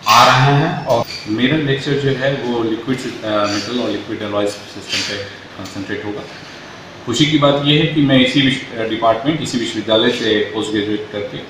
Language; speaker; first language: Hindi; native; Hindi